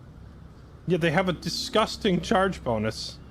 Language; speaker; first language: English; native; English